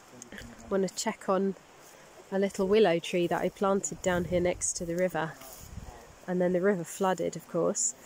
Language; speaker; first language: English; native; English